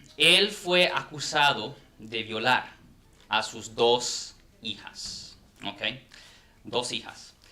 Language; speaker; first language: Spanish; non-native, fluent; English